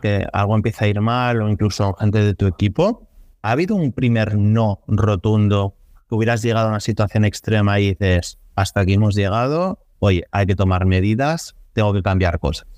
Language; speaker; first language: Spanish; native; Spanish